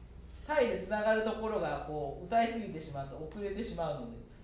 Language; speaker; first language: Japanese; native; Japanese